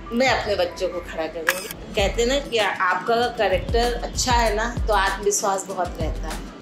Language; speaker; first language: Hindi; native; Hindi